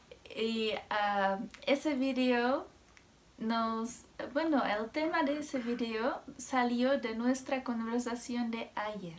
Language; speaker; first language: Spanish; non-native, fluent; Czech